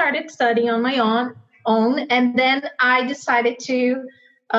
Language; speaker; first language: English; non-native, fluent; Portuguese